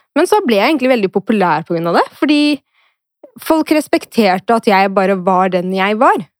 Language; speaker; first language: Norwegian; early bilingual, other home language; Arabic